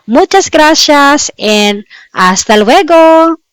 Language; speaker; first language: Spanish; non-native, fluent; Filipino